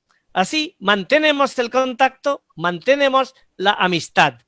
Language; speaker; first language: Spanish; non-native, fluent; Bangla